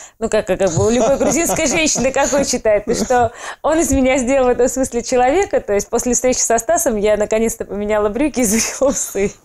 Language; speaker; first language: Russian; non-native, local second language; Georgian